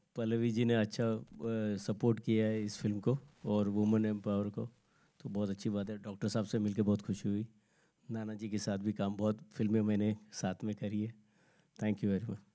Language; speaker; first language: Hindi; native; Hindi